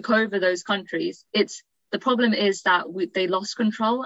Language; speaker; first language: English; native; English